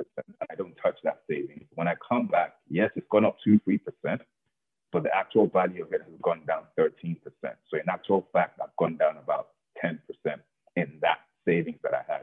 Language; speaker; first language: English; non-native, local second language; Yoruba